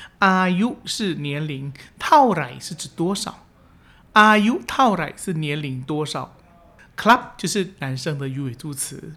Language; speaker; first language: Chinese; early bilingual, heritage; Chinese